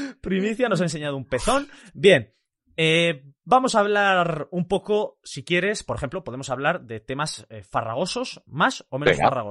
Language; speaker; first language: Spanish; native; Spanish